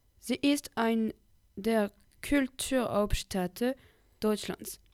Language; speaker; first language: German; non-native, learner; French